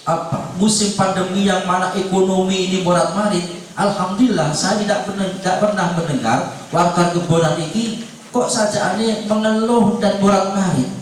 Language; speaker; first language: Indonesian; native; Indonesian